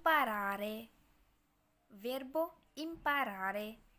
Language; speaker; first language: Italian; non-native, learner; Urdu